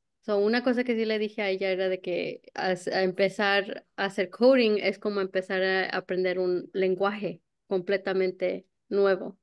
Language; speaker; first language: Spanish; early bilingual, heritage; Spanish